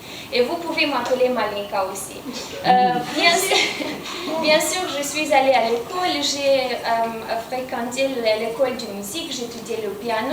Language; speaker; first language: French; non-native, fluent; Romanian